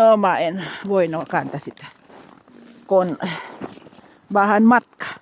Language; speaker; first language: Finnish; non-native, learner; Filipino